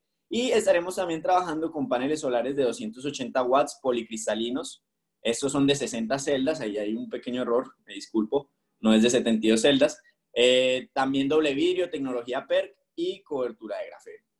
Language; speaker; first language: Spanish; native; Spanish